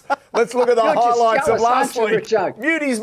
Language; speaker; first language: English; native; English